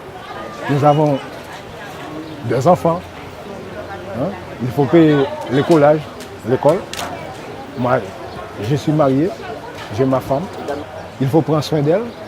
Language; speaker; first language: French; non-native, local second language; Haitian Creole